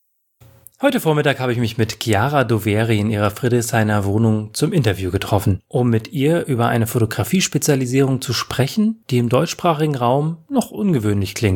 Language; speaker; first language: German; native; German